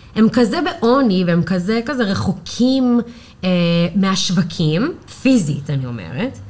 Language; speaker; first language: Hebrew; non-native, fluent; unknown